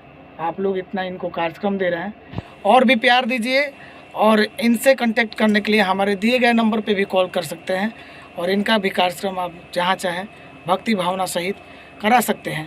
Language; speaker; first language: Hindi; non-native, local second language; Bhojpuri